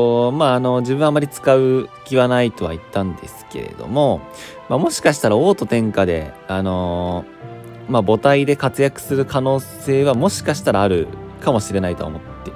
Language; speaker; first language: Japanese; native; Japanese